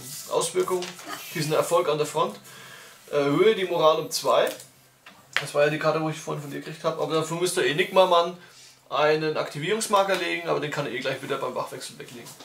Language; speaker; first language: German; native; German